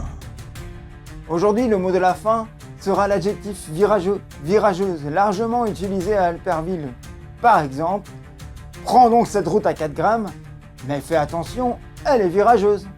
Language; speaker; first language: French; native; French